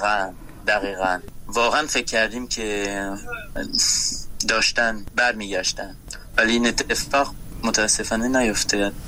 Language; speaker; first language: Persian; non-native, learner; French